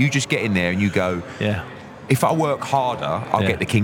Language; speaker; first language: English; native; English